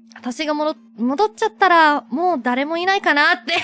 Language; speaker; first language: Japanese; non-native, fluent; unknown